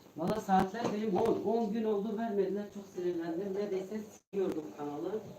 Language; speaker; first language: Turkish; native; Turkish